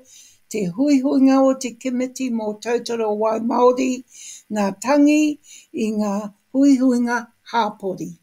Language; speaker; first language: Māori; non-native, local second language; English